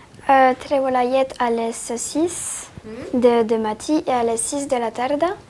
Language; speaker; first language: Catalan; non-native, learner; French